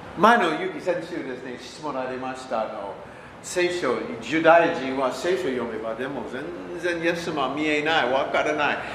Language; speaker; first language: Japanese; non-native, learner; English